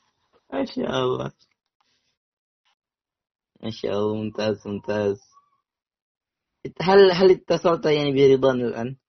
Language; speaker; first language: Arabic; non-native, learner; Indonesian